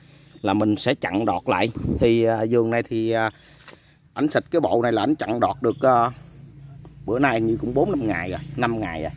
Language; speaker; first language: Vietnamese; native; Vietnamese